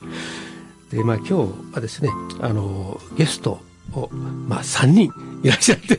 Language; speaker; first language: Japanese; native; Japanese